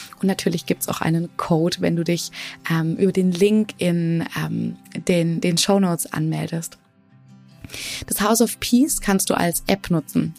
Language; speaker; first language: German; native; German